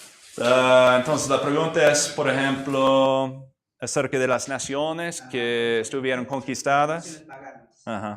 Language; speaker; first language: Spanish; non-native, fluent; English